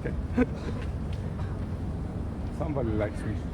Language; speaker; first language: English; non-native, learner; Swedish